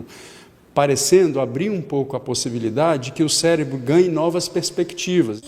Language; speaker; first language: Portuguese; native; Portuguese